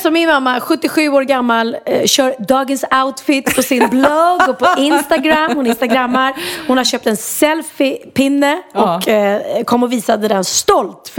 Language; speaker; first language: Swedish; native; Swedish